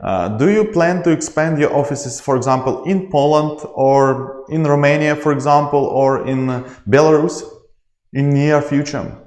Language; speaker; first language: English; non-native, learner; Ukrainian